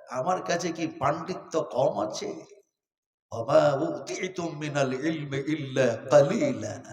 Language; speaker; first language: Bangla; non-native, local second language; Urdu